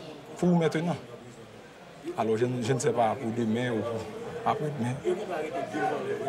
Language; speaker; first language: French; non-native, local second language; Haitian Creole